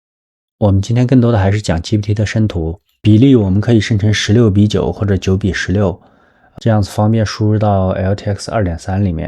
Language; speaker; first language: Chinese; native; Chinese